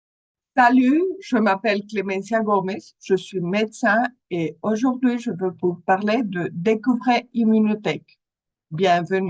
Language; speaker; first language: French; non-native, fluent; Spanish